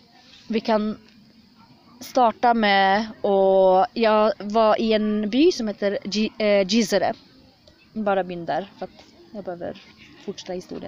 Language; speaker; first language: Swedish; early bilingual, other home language; Kurdish